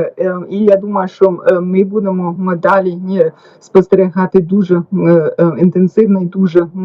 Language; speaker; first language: Ukrainian; non-native, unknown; German